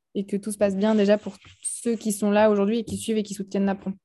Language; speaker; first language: French; native; French